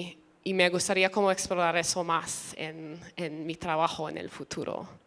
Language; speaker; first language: Spanish; early bilingual, other home language; English